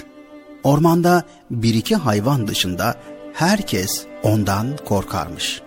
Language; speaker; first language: Turkish; native; Turkish